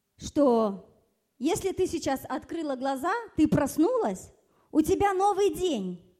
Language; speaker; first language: Russian; early bilingual, other home language; German